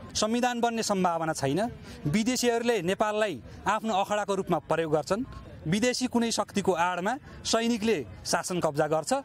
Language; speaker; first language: Nepali; native; Nepali